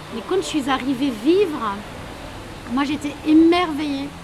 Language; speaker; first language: French; non-native, fluent; Portuguese